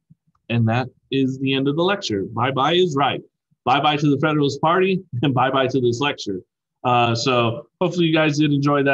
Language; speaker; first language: English; native; English